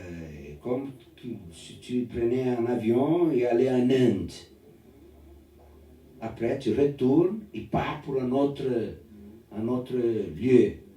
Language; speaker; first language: French; non-native, learner; Portuguese